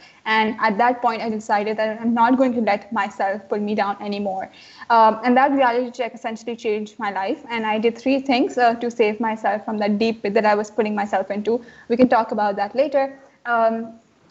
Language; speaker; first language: English; non-native, local second language; Urdu